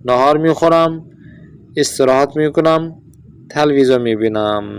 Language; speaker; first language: Persian; non-native, fluent; Urdu